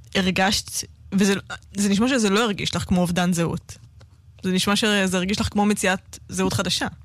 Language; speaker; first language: Hebrew; native; Hebrew